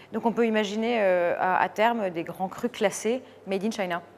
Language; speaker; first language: French; native; French